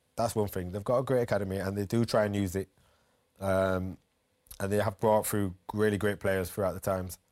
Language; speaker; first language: English; native; English